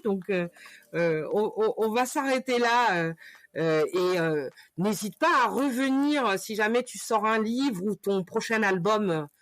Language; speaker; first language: French; native; French